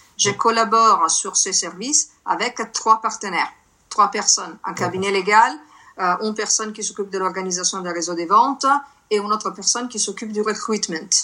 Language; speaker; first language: French; non-native, fluent; Italian